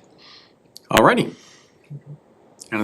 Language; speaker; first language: English; native; English